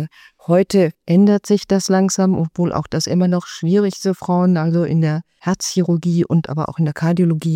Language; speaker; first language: German; native; German